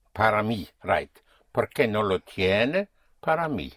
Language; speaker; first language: Spanish; non-native, fluent; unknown